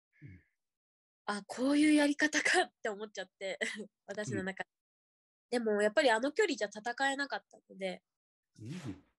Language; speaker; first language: Japanese; native; Japanese